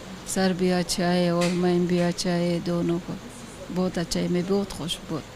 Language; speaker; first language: Hindi; non-native, learner; Persian